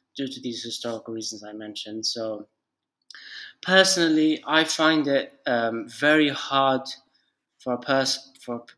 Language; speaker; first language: English; non-native, fluent; Arabic